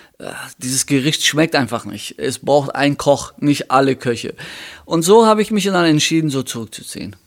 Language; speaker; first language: German; early bilingual, other home language; Turkish